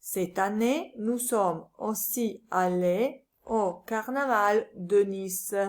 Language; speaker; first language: French; non-native, learner; Italian